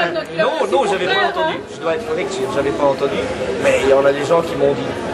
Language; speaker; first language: French; non-native, local second language; Dutch